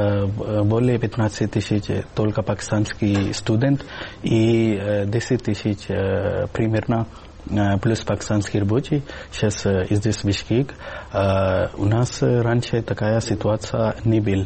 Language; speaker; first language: Russian; non-native, learner; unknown